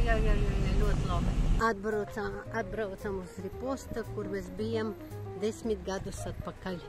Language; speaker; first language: Latvian; non-native, local second language; Russian